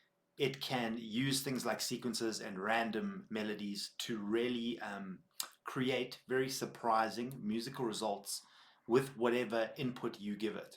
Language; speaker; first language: English; native; English